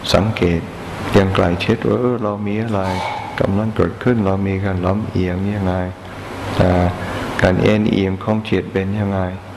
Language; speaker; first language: Thai; non-native, fluent; English